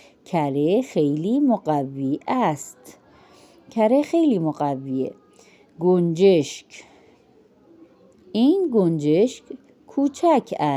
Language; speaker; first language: Persian; non-native, fluent; Urdu